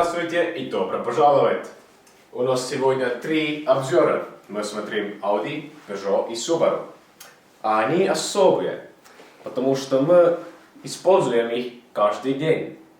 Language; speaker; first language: Russian; non-native, learner; Estonian